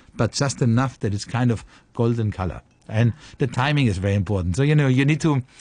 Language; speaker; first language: English; non-native, fluent; German